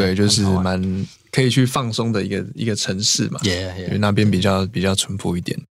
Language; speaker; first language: Chinese; native; Chinese